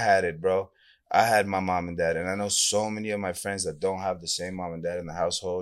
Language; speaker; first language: English; non-native, fluent; Persian